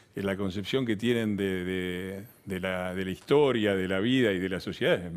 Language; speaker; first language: Spanish; native; Spanish